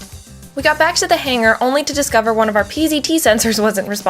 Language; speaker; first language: English; native; English